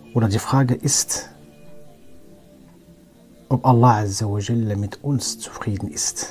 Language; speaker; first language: German; non-native, fluent; Arabic